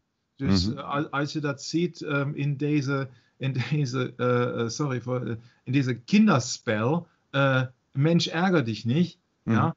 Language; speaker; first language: Dutch; non-native, learner; German